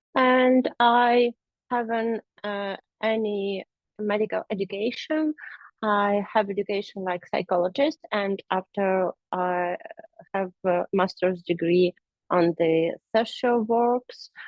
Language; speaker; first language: English; non-native, learner; Ukrainian